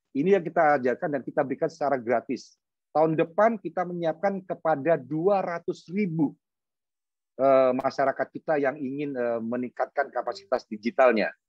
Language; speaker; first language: Indonesian; native; Indonesian